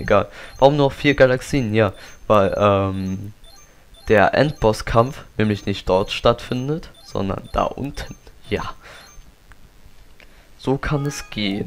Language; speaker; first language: German; native; German